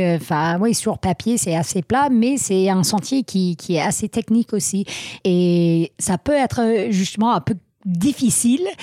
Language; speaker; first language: French; non-native, fluent; English